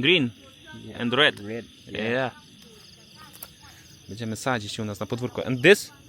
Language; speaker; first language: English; non-native, learner; Polish